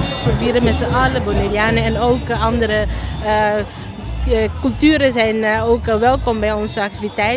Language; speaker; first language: Dutch; non-native, local second language; Papiamento